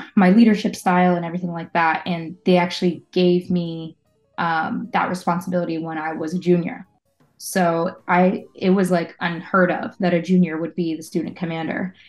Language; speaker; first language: English; native; English